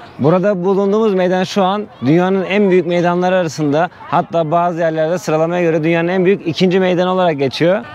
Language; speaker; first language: Turkish; native; Turkish